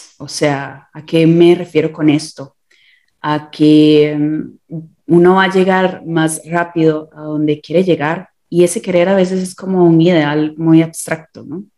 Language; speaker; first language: Spanish; native; Spanish